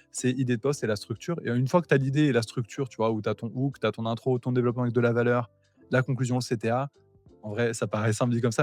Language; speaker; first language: French; native; French